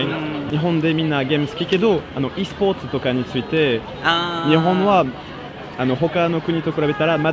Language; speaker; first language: Japanese; non-native, fluent; French